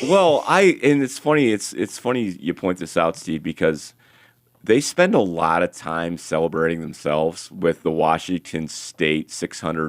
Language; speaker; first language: English; native; English